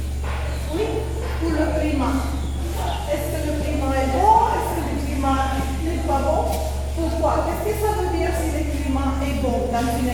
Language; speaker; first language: French; non-native, fluent; Spanish